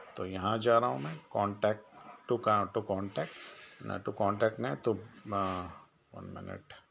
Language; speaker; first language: Hindi; non-native, local second language; Telugu